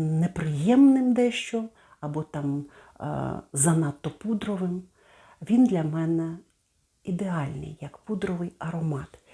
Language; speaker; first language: Ukrainian; native; Ukrainian